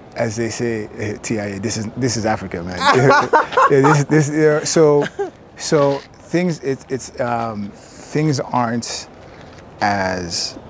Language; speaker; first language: English; native; English